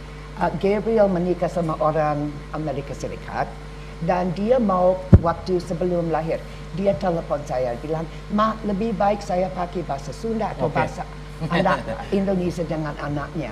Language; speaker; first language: Indonesian; non-native, learner; English